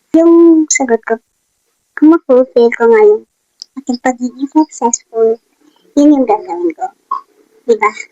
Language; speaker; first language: Filipino; non-native, local second language; Hiligaynon